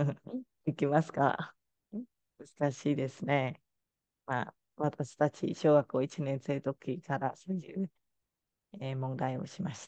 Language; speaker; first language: Japanese; non-native, fluent; Khmer